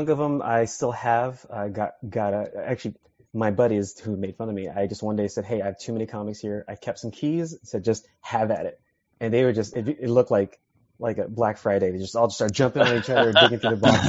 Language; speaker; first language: English; native; English